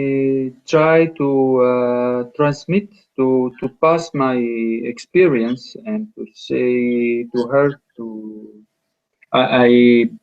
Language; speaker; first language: English; non-native, learner; Italian